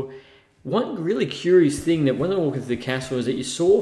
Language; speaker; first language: English; native; English